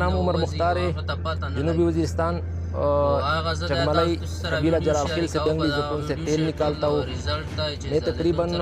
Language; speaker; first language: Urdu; non-native, local second language; Pashto